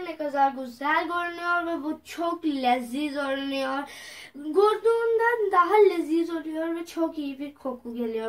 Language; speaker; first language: Turkish; non-native, fluent; Urdu